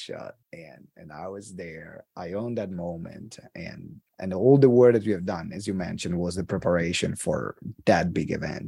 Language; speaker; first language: English; non-native, fluent; Italian